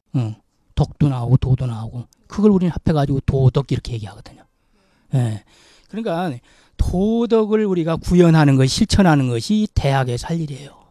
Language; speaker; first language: Korean; native; Korean